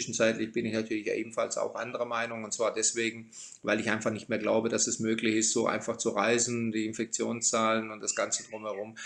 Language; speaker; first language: German; early bilingual, other home language; Croatian